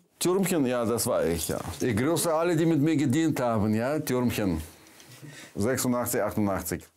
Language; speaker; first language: German; native; German